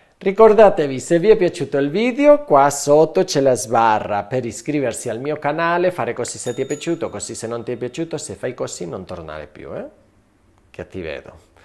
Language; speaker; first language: Italian; non-native, fluent; Spanish